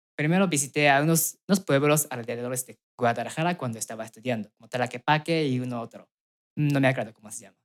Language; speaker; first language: Spanish; non-native, fluent; Japanese